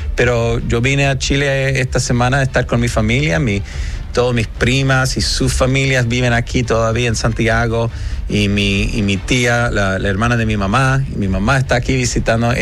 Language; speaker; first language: Spanish; early bilingual, heritage; English